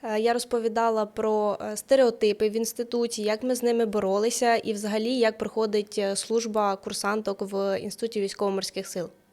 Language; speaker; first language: Ukrainian; native; Ukrainian